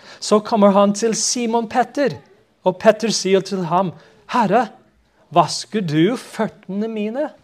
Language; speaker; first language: Norwegian; non-native, fluent; English